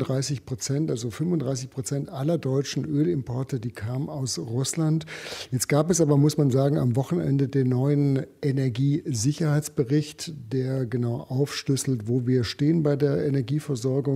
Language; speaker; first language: German; native; German